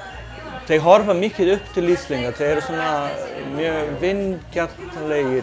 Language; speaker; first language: Icelandic; non-native, fluent; Portuguese